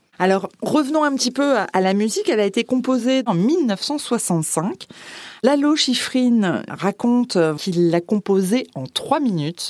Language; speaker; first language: French; native; French